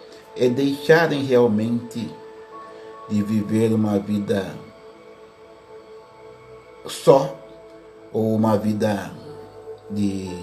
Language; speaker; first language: Portuguese; native; Portuguese